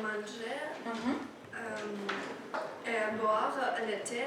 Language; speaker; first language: French; non-native, learner; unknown